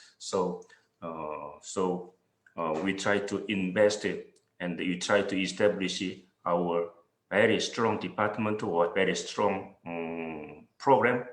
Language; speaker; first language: English; non-native, fluent; Korean